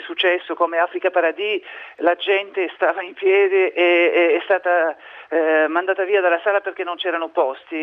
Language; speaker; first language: Italian; non-native, fluent; Arabic